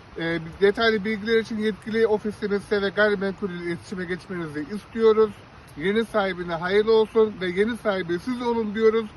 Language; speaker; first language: Turkish; native; Turkish